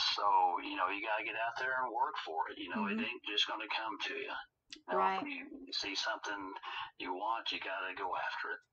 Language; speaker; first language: English; native; English